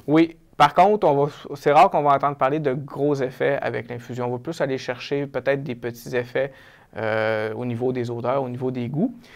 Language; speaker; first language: French; native; French